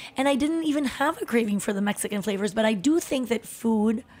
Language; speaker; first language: English; early bilingual, other home language; Spanish